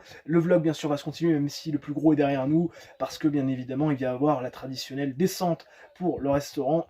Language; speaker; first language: French; native; French